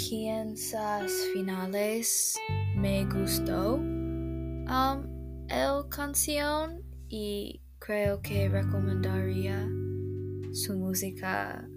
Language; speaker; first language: Spanish; non-native, fluent; English